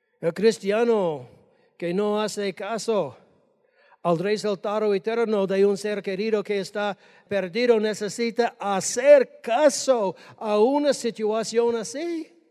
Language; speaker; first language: Spanish; non-native, fluent; English